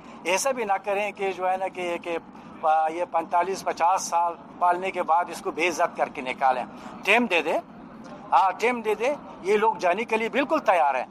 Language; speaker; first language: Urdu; non-native, fluent; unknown